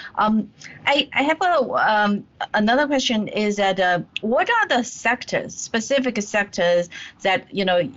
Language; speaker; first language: English; non-native, fluent; Chinese